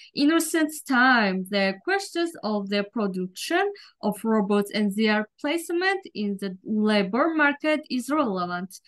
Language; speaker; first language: English; non-native, learner; Georgian